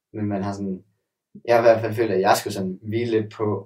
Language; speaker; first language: Danish; native; Danish